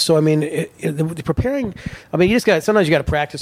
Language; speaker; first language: English; native; English